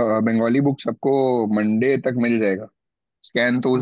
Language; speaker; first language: Hindi; non-native, local second language; Bangla